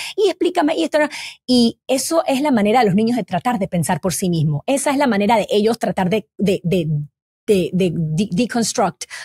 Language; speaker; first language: Spanish; native; Spanish